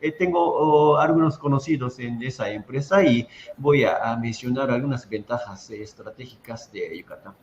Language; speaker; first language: Spanish; non-native, fluent; Japanese